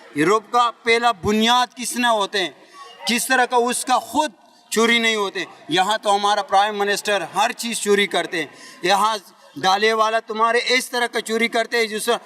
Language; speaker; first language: Urdu; non-native, local second language; Pashto